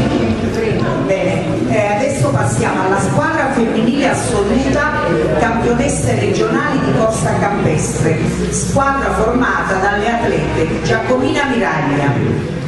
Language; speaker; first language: Italian; native; Italian